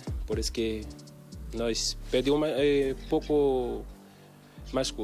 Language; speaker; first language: Portuguese; non-native, learner; Haitian Creole